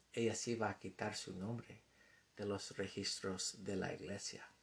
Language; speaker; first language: Spanish; non-native, fluent; English